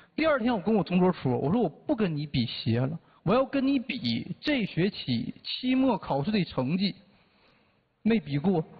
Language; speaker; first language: Chinese; native; Chinese